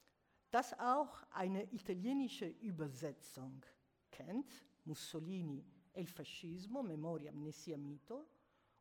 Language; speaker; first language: German; non-native, fluent; Italian